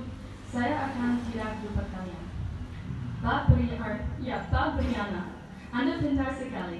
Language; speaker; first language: Indonesian; non-native, learner; English